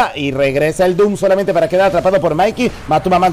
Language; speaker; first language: Spanish; native; Spanish